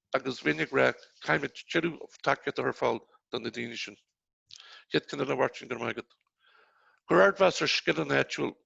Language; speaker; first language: Irish; native; Irish